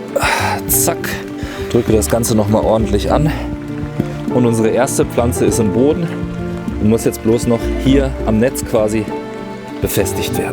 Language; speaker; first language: German; native; German